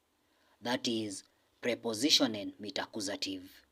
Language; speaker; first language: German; non-native, fluent; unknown